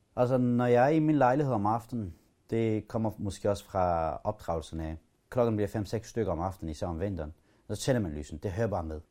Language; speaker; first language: Danish; early bilingual, other home language; Kurdish